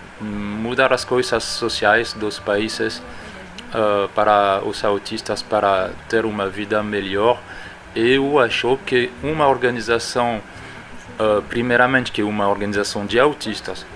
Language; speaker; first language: Portuguese; non-native, fluent; French